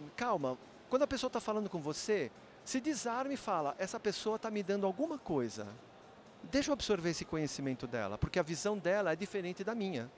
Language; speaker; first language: Portuguese; native; Portuguese